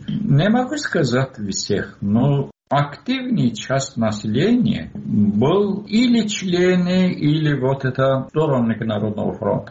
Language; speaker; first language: Russian; non-native, local second language; Azerbaijani